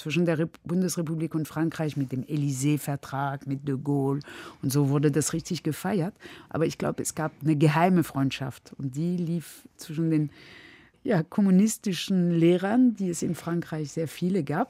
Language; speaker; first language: German; non-native, fluent; French